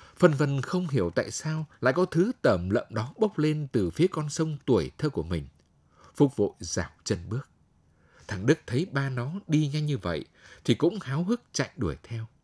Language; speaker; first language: Vietnamese; native; Vietnamese